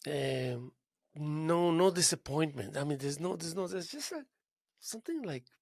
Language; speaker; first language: English; non-native, fluent; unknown